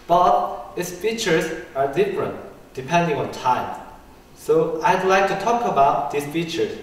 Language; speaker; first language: English; non-native, learner; Korean